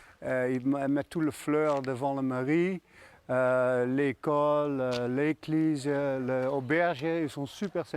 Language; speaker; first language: French; non-native, fluent; Dutch